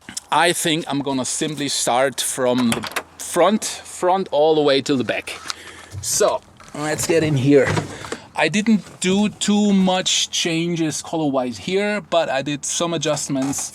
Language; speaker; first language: English; non-native, fluent; German